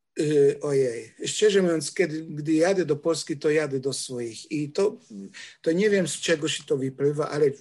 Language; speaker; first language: Polish; non-native, fluent; Hungarian